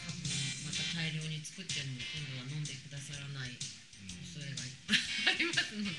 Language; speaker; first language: Japanese; native; Japanese